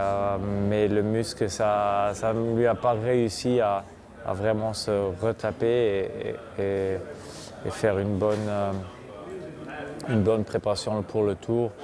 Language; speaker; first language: French; non-native, local second language; Luxembourgish